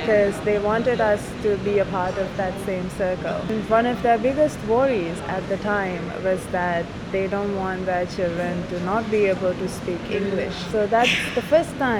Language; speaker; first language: English; non-native, local second language; Sinhala